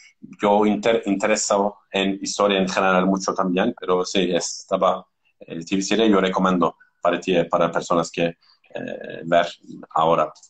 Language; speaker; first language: Spanish; non-native, learner; Turkish